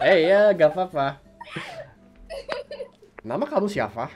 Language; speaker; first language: Indonesian; non-native, fluent; English